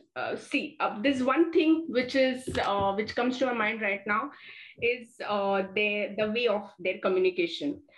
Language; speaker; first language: English; non-native, local second language; Marathi